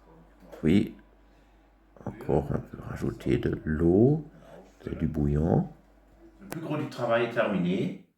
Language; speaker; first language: French; non-native, local second language; German